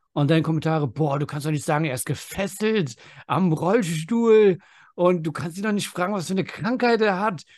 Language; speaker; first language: German; early bilingual, other home language; Persian